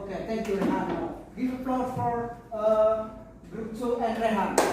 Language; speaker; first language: English; non-native, learner; Indonesian